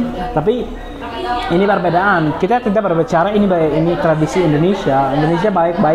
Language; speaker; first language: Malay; non-native, learner; Arabic